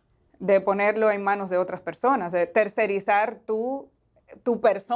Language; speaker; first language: Spanish; native; Spanish